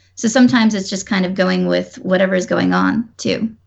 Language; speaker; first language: English; native; English